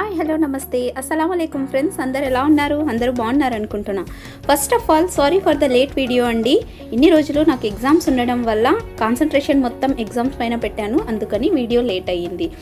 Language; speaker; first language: Telugu; non-native, local second language; Urdu